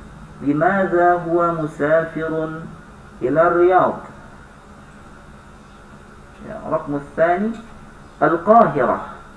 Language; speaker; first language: Arabic; non-native, fluent; Indonesian